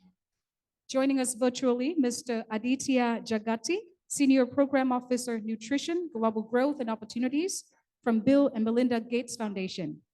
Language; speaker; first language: English; non-native, local second language; Vietnamese